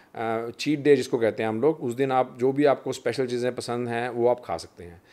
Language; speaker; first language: Hindi; non-native, local second language; Punjabi